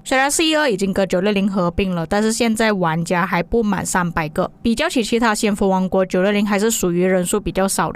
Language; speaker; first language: Chinese; native; Chinese